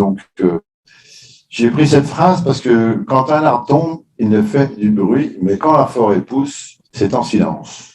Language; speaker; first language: French; native; French